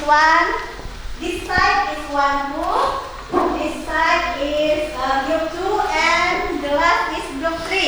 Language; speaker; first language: English; non-native, learner; Indonesian